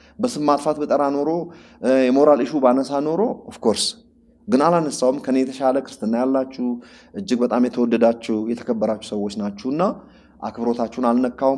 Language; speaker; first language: Amharic; non-native, local second language; Oromo